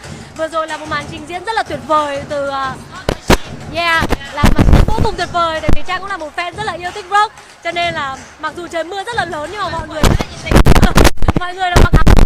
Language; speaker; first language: Vietnamese; native; Vietnamese